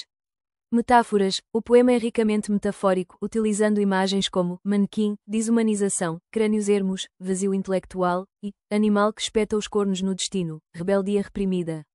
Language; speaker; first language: Portuguese; native; Portuguese